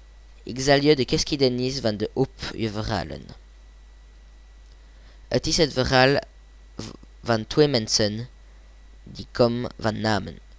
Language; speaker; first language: Dutch; non-native, learner; French